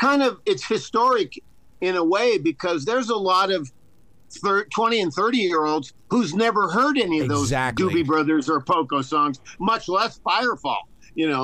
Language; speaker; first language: English; native; English